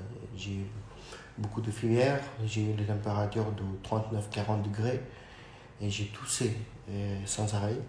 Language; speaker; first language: French; non-native, learner; Urdu